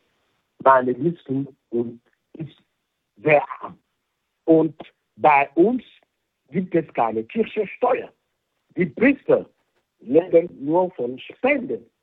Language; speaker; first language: German; non-native, fluent; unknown